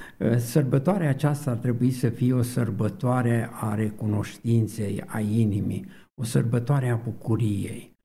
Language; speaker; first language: Romanian; native; Romanian